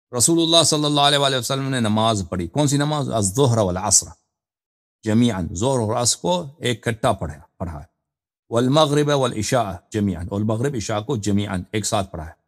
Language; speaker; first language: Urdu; non-native, fluent; Persian